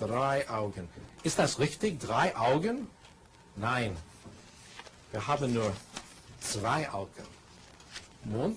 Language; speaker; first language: German; non-native, fluent; English